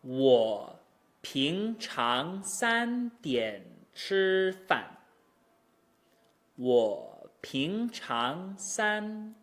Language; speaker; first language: Chinese; non-native, fluent; English